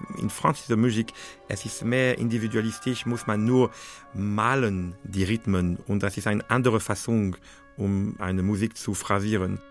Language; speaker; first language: German; non-native, fluent; French